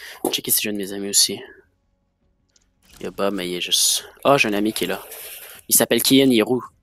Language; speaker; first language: French; native; French